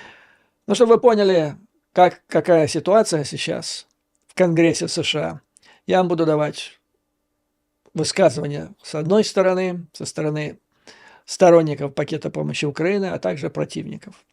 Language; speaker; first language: Russian; native; Russian